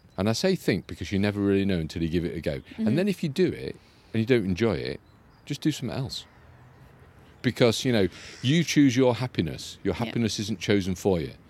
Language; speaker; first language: English; native; English